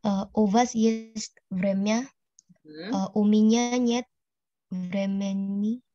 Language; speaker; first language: Russian; non-native, learner; Indonesian